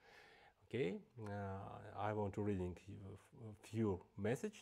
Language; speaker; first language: English; non-native, fluent; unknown